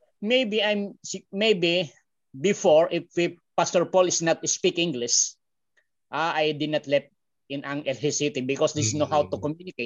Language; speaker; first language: English; non-native, learner; Filipino